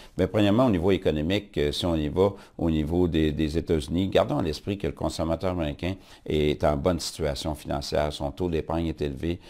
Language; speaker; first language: French; native; French